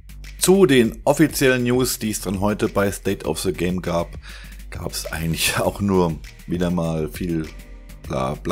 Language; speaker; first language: German; native; German